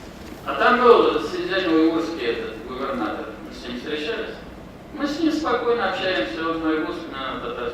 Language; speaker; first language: Russian; non-native, local second language; Tatar